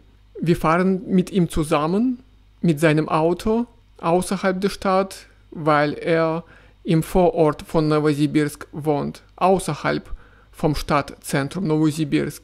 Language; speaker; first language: German; non-native, fluent; Russian